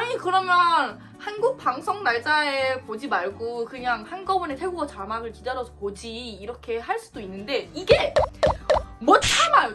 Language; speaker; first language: Korean; non-native, fluent; Thai